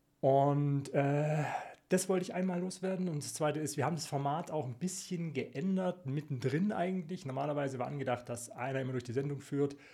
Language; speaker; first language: German; native; German